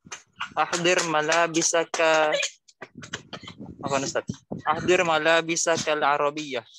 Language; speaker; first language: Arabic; non-native, learner; Indonesian